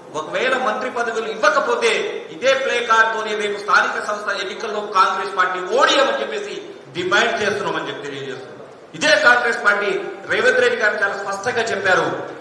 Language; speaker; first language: Telugu; non-native, local second language; Lambadi